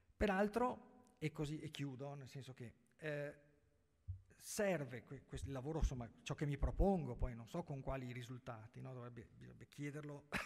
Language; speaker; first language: Italian; native; Italian